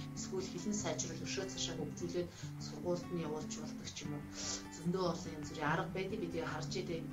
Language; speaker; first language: Mongolian; native; Mongolian